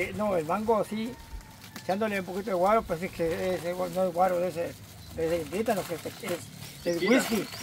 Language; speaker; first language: Spanish; native; Spanish